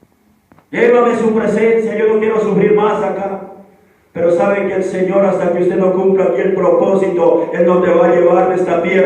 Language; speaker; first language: Spanish; native; Spanish